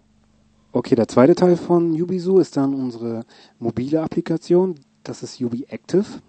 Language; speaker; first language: German; native; German